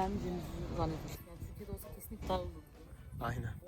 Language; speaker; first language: Turkish; native; Turkish